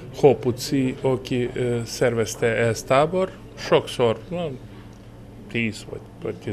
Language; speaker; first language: Hungarian; non-native, learner; Ukrainian